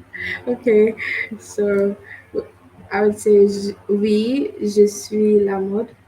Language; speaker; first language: French; non-native, learner; English